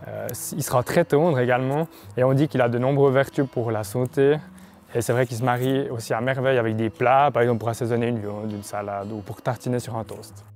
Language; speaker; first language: French; native; French